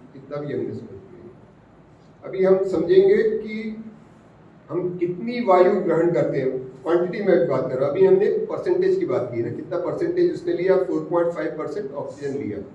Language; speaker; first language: Hindi; non-native, local second language; Marathi